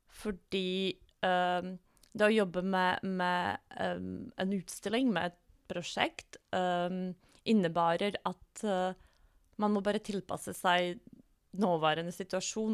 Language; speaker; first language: Norwegian; non-native, fluent; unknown